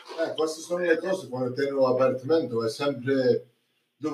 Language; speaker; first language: Italian; early bilingual, heritage; English